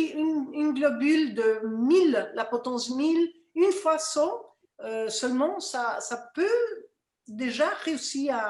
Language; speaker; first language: French; non-native, fluent; Spanish